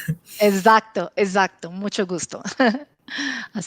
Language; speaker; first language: Spanish; non-native, local second language; Portuguese